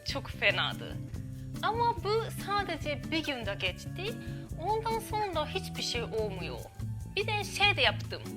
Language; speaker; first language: Turkish; non-native, learner; Japanese